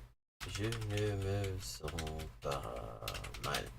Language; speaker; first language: French; non-native, learner; English